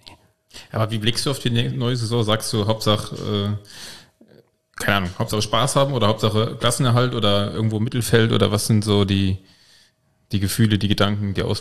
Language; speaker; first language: German; native; German